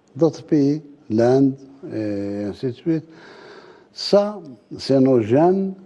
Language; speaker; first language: French; non-native, local second language; Arabic